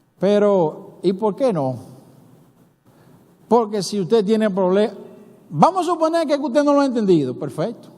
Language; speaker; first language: Spanish; native; Spanish